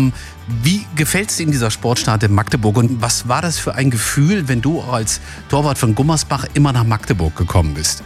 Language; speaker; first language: German; native; German